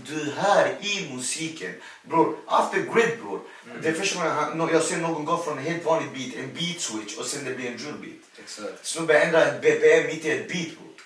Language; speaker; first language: Swedish; early bilingual, other home language; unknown